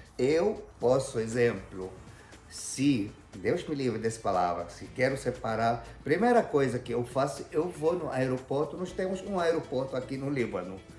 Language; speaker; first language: Portuguese; non-native, fluent; Arabic